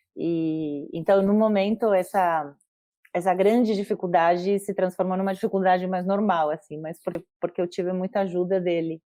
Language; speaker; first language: Portuguese; non-native, fluent; Spanish